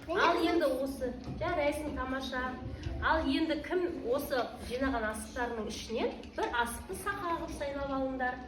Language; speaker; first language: Kazakh; native; Kazakh